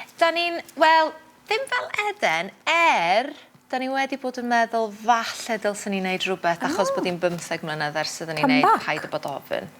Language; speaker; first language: Welsh; native; Welsh